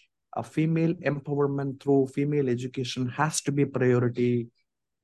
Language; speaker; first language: English; non-native, local second language; Malayalam